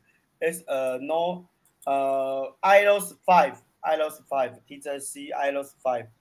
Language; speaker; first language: English; non-native, learner; Chinese